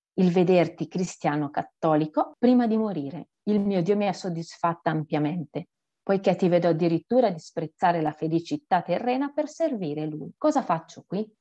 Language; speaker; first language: Italian; native; Italian